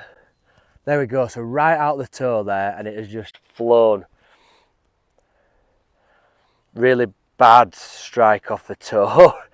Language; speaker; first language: English; native; English